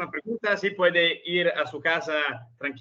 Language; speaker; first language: Spanish; non-native, learner; Italian